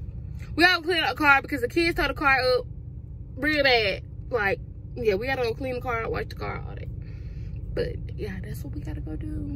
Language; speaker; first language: English; native; English